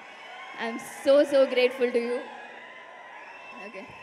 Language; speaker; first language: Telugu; non-native, learner; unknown